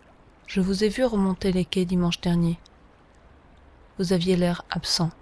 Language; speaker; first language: French; native; French